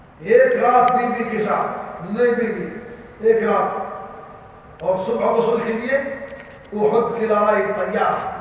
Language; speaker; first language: Urdu; non-native, learner; Arabic